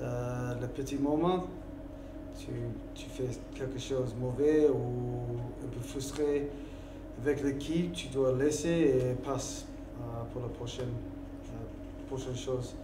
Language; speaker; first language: French; non-native, learner; English